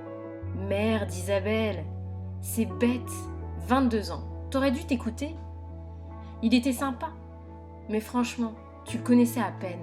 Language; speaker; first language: French; native; French